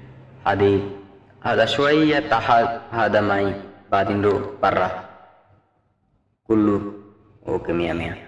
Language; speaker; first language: Arabic; non-native, learner; Bangla